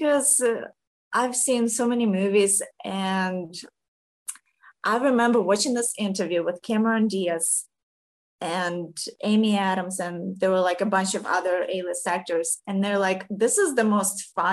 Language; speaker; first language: English; non-native, fluent; Ukrainian